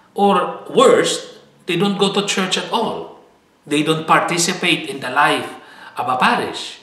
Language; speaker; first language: English; non-native, fluent; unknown